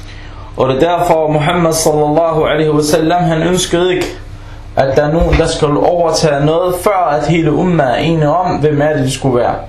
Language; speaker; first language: Danish; non-native, local second language; Arabic